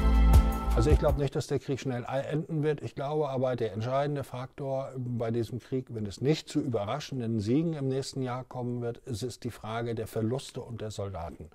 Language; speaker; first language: German; native; German